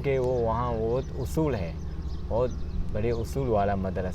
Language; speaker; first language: Hindi; non-native, learner; Burmese